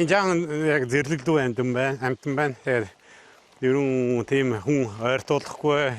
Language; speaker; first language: Mongolian; non-native, fluent; Hungarian